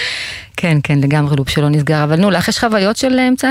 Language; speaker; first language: Hebrew; native; Hebrew